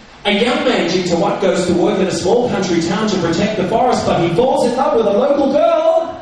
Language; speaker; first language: English; native; English